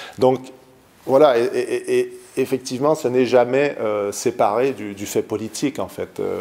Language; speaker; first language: French; native; French